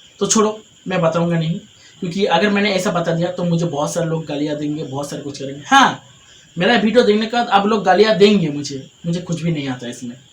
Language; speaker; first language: Hindi; non-native, local second language; Bangla